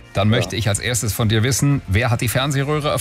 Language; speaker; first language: German; native; German